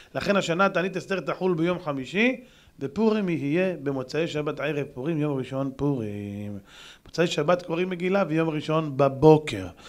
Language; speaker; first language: Hebrew; native; Hebrew